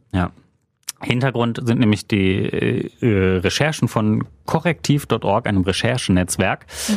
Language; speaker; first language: German; native; German